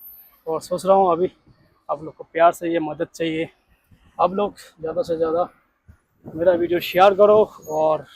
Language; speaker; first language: Hindi; non-native, local second language; Rangpuri